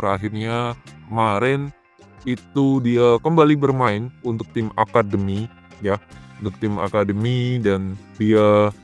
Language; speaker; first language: Indonesian; native; Indonesian